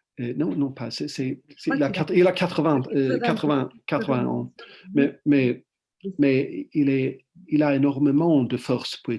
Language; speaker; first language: French; non-native, fluent; Swedish